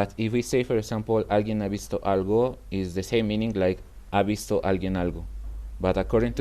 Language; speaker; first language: English; non-native, fluent; Spanish